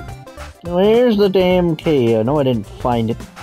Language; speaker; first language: English; native; English